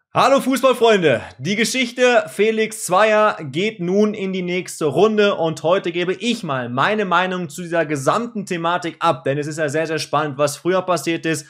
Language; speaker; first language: German; native; German